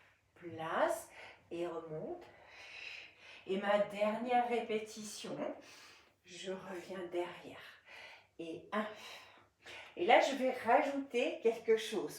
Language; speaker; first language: French; native; French